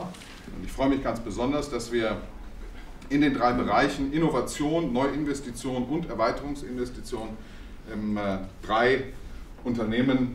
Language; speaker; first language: German; native; German